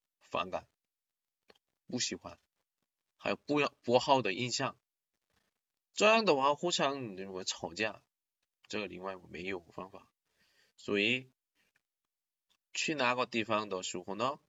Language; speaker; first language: Chinese; non-native, learner; Korean